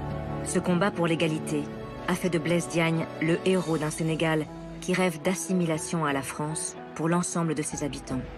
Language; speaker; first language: French; native; French